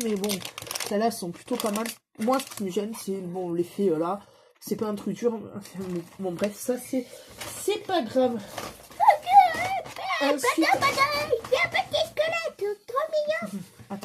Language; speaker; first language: French; native; French